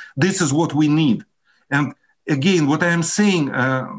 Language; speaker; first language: English; non-native, fluent; Russian